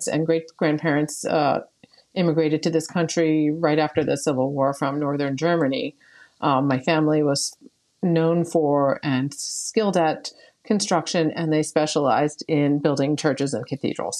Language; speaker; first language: English; native; English